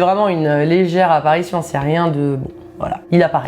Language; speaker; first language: French; native; French